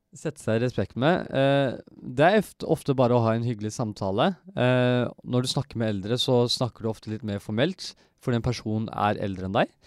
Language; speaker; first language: Norwegian; early bilingual, other home language; Turkish